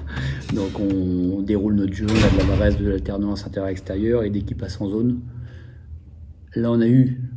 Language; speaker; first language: French; native; French